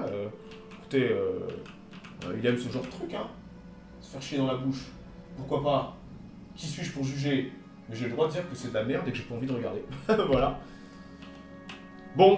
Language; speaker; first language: French; native; French